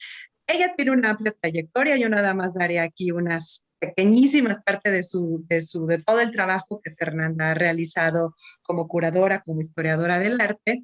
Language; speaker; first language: Spanish; native; Spanish